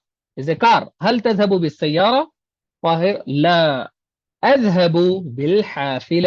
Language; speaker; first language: Arabic; non-native, fluent; Urdu